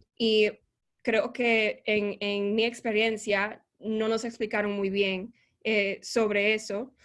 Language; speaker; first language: Spanish; early bilingual, heritage; Spanish